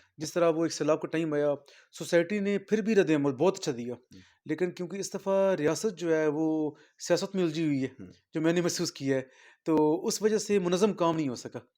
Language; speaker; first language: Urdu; non-native, local second language; Punjabi